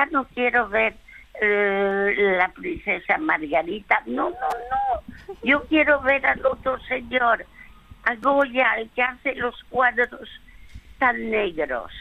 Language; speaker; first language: Spanish; early bilingual, other home language; French